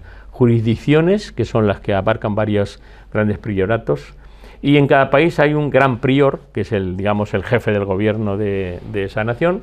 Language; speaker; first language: Spanish; native; Spanish